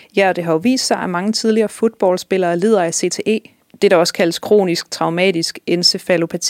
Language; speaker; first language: Danish; native; Danish